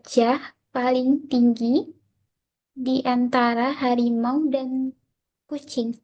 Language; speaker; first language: Indonesian; non-native, learner; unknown